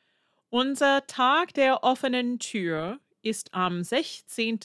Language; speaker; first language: German; non-native, fluent; English